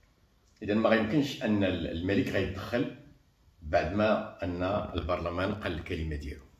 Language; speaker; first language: Arabic; native; Arabic